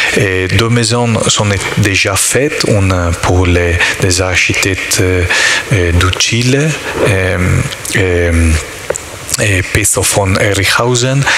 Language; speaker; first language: French; non-native, learner; Italian